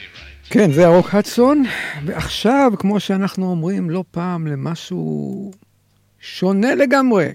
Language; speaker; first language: Hebrew; native; Hebrew